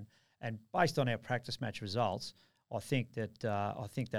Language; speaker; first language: English; native; English